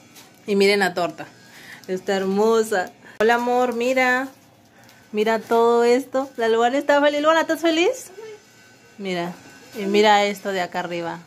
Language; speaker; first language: Spanish; native; Spanish